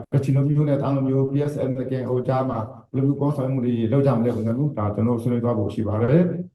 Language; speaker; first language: Burmese; non-native, local second language; Shwe Palaung